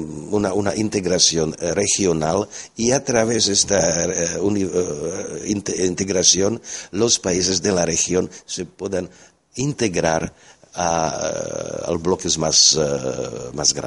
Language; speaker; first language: Spanish; non-native, fluent; Slovak